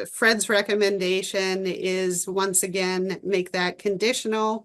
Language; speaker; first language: English; native; English